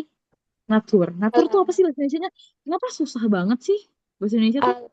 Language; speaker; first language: Indonesian; native; Indonesian